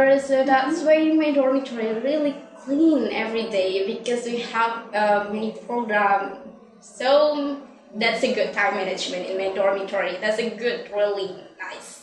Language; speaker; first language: English; non-native, learner; Indonesian